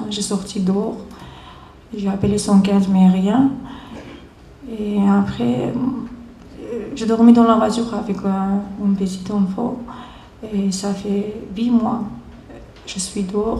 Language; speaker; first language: French; non-native, learner; Georgian